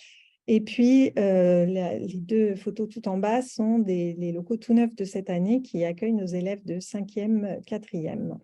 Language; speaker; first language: French; native; French